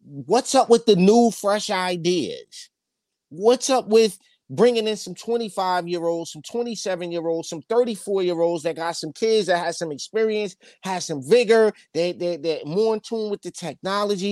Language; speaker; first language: English; native; English